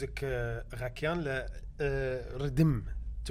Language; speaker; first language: French; non-native, learner; Arabic